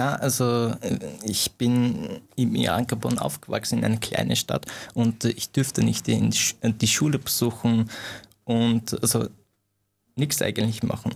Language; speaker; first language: German; non-native, fluent; Persian